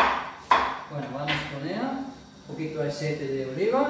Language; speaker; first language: Spanish; non-native, fluent; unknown